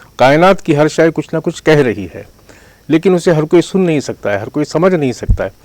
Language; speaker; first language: Urdu; native; Urdu